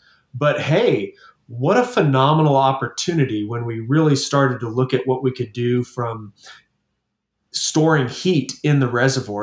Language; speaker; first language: English; native; English